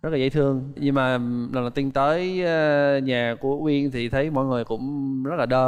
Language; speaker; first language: Vietnamese; non-native, fluent; English